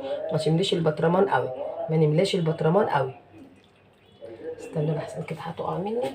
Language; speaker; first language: Arabic; native; Arabic